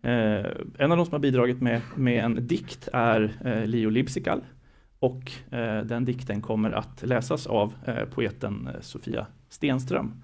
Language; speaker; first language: Swedish; native; Swedish